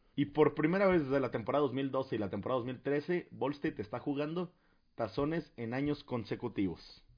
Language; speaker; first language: Spanish; native; Spanish